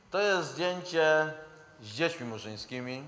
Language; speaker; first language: Polish; native; Polish